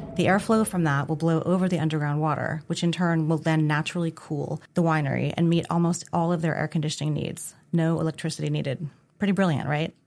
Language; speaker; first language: English; native; English